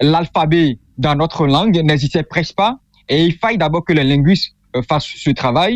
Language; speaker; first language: French; non-native, local second language; Fon